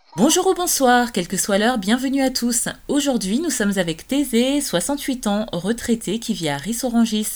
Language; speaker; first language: French; native; French